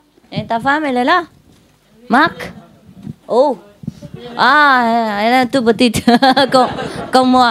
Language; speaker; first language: French; non-native, learner; Vietnamese